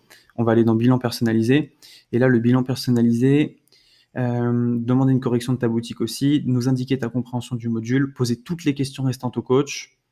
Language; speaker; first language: French; native; French